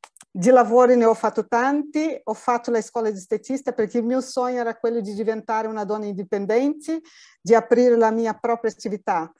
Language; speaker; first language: Italian; non-native, fluent; Portuguese